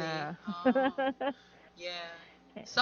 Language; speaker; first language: English; non-native, learner; Korean